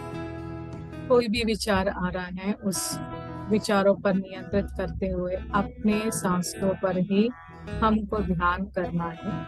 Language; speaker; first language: Hindi; native; Hindi